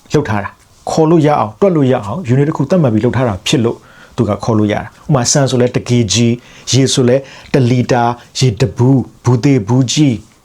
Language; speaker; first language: Burmese; non-native, local second language; S'gaw Karen